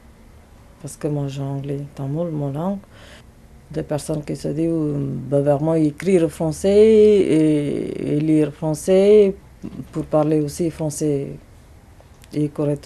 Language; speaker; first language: French; non-native, learner; Tamil